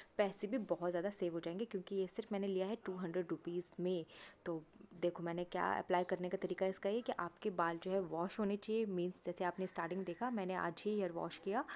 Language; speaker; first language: Hindi; native; Hindi